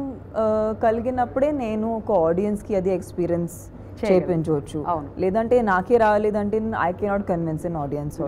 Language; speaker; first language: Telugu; non-native, fluent; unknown